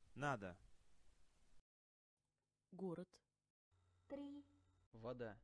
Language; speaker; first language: Russian; non-native, learner; English